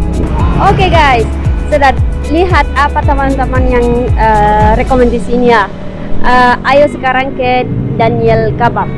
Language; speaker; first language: Indonesian; non-native, learner; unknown